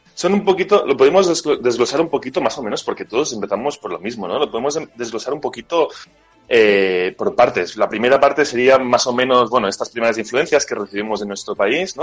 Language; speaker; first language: Spanish; native; Spanish